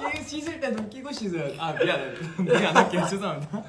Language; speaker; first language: Korean; native; Korean